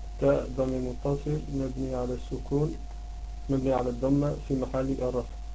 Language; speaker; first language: Arabic; non-native, learner; Dutch